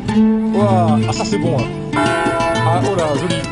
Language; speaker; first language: French; native; French